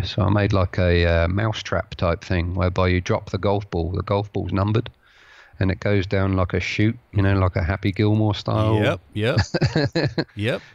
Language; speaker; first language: English; native; English